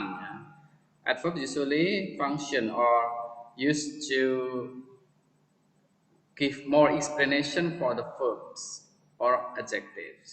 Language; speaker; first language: English; non-native, fluent; Indonesian